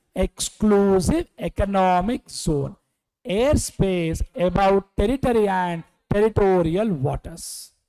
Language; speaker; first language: English; non-native, local second language; Telugu